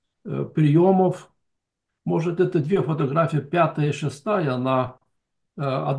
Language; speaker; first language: Russian; non-native, fluent; Lithuanian